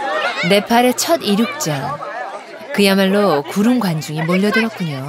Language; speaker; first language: Korean; native; Korean